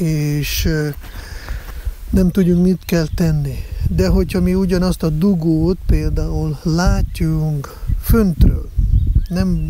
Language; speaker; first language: Hungarian; non-native, fluent; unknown